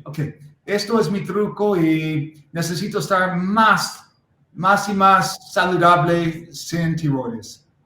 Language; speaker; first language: Spanish; non-native, learner; English